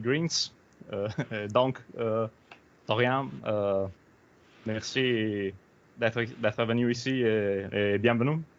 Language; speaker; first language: French; non-native, learner; Italian